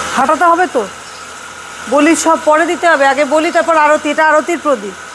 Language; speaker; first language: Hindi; non-native, local second language; Bangla